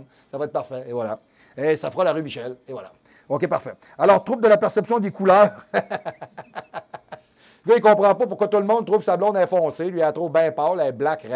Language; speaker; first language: French; native; French